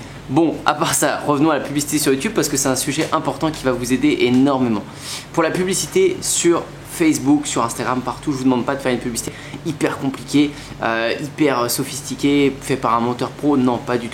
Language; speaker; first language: French; native; French